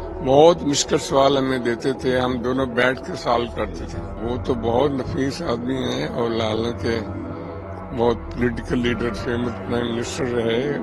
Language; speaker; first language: Urdu; non-native, local second language; Punjabi